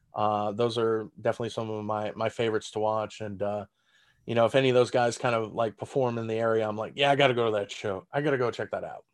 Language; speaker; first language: English; early bilingual, other home language; German